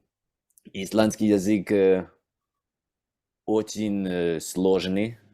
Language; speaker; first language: Russian; non-native, learner; English